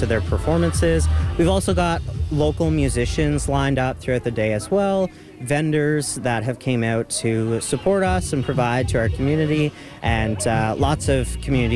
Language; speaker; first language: English; native; English